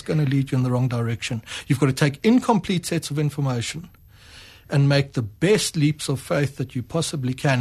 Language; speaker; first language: English; native; English